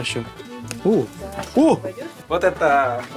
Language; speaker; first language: Russian; non-native, learner; Indonesian